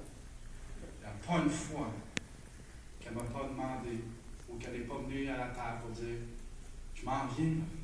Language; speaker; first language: French; native; French